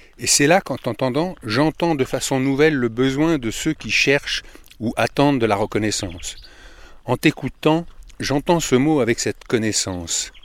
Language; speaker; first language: French; native; French